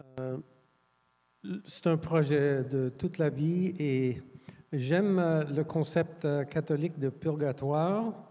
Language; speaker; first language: French; non-native, fluent; English